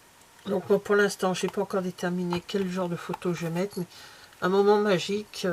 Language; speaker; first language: French; native; French